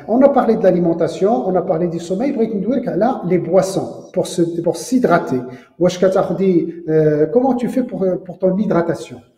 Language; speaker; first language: French; non-native, local second language; Arabic